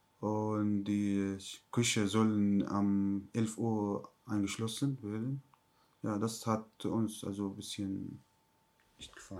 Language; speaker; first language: German; non-native, learner; Arabic